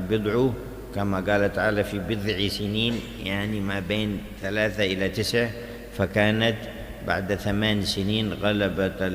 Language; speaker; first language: Arabic; native; Arabic